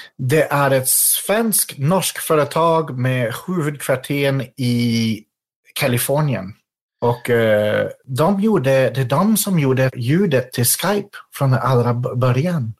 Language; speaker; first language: Swedish; non-native, fluent; French